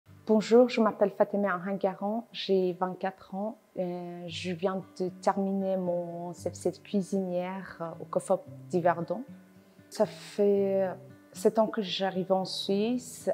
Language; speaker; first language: French; non-native, learner; Persian